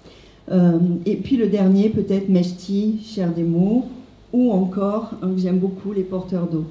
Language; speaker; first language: French; native; French